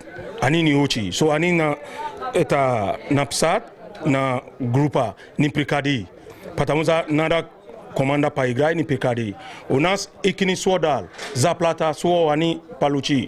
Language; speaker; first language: Russian; non-native, learner; Tajik